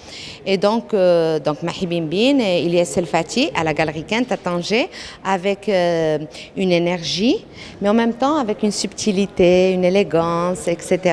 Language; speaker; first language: French; non-native, local second language; Arabic